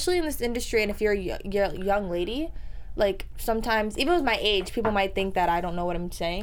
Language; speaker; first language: English; early bilingual, other home language; Spanish